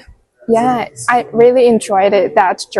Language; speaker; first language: English; non-native, fluent; Chinese